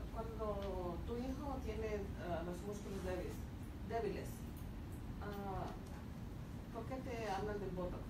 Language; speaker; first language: Spanish; native; Spanish